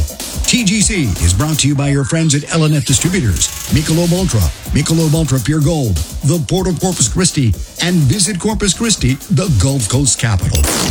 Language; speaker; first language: English; early bilingual, other home language; Spanish